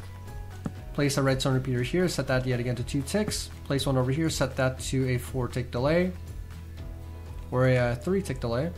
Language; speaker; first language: English; native; English